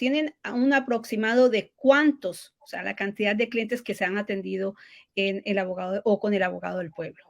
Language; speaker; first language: Spanish; native; Spanish